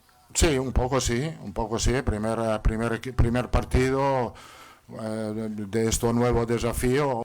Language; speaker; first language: Spanish; non-native, fluent; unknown